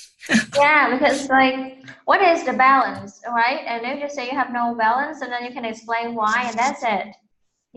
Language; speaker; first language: English; non-native, fluent; Vietnamese